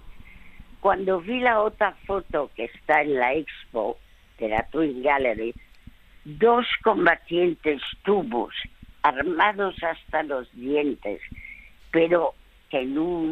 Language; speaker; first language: Spanish; early bilingual, other home language; French